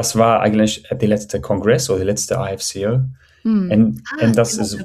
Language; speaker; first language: German; non-native, fluent; English